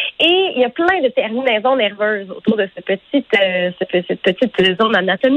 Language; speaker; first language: French; native; French